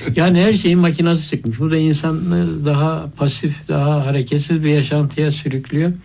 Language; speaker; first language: Turkish; native; Turkish